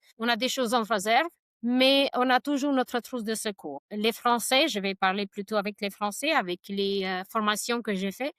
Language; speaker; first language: French; non-native, fluent; Albanian